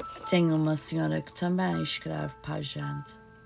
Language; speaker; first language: Portuguese; early bilingual, heritage; Portuguese